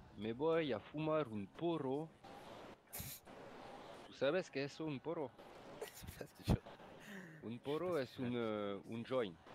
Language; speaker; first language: French; native; French